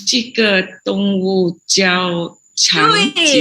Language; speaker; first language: Chinese; non-native, learner; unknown